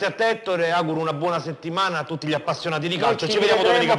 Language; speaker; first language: Italian; native; Italian